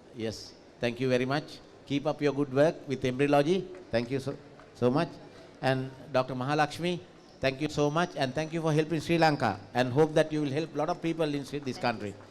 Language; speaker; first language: English; non-native, local second language; Sinhala